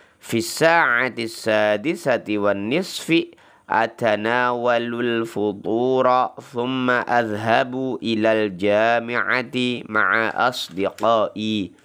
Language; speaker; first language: Arabic; non-native, learner; Indonesian